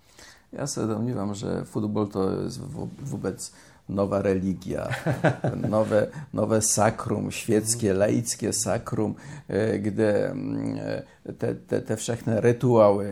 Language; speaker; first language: Slovak; non-native, learner; Polish